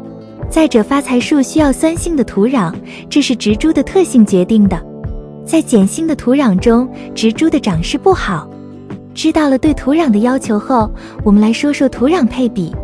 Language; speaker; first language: Chinese; native; Chinese